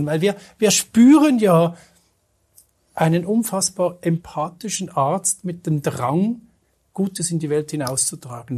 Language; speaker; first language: German; native; German